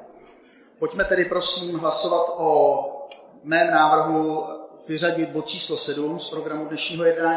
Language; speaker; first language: Czech; native; Czech